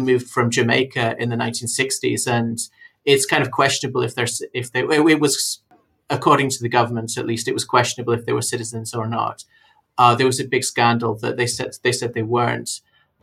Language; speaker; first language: English; native; English